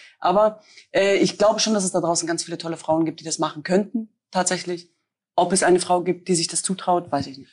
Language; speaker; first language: German; native; German